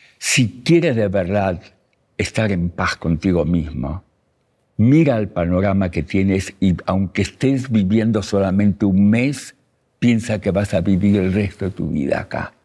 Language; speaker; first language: Spanish; early bilingual, other home language; Russian